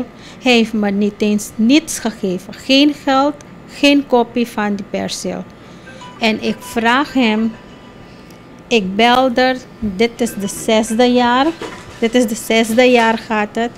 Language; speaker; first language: Dutch; non-native, local second language; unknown